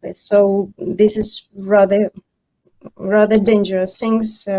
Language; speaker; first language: English; non-native, learner; Ukrainian